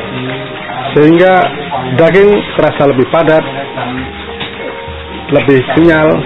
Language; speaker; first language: Indonesian; native; Indonesian